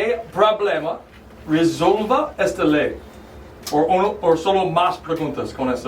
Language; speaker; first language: Spanish; non-native, learner; English